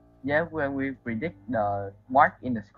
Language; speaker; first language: English; non-native, learner; Vietnamese